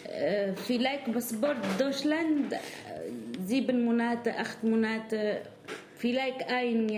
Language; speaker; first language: German; non-native, learner; Arabic